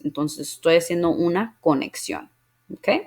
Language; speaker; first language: Spanish; early bilingual, heritage; Spanish